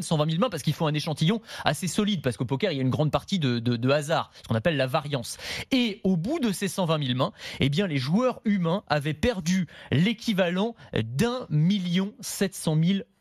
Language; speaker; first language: French; native; French